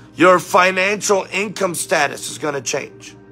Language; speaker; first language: English; native; English